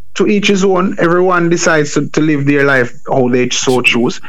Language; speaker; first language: English; non-native, local second language; Jamaican Creole English